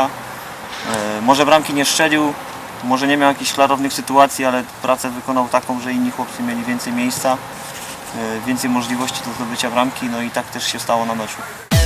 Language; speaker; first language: Polish; native; Polish